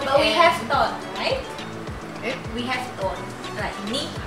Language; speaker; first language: English; non-native, learner; Indonesian